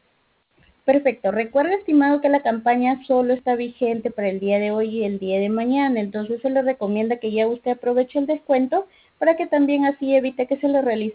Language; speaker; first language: Spanish; native; Spanish